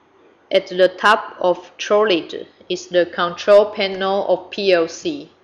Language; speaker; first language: English; non-native, fluent; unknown